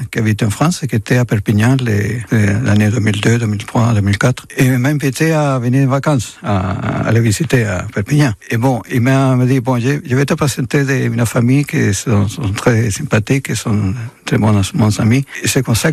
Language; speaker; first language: French; non-native, learner; Spanish